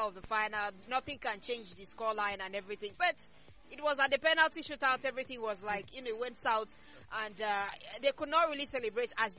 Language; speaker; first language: English; non-native, local second language; Ibibio